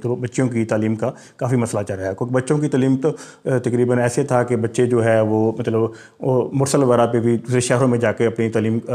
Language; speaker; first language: Urdu; non-native, local second language; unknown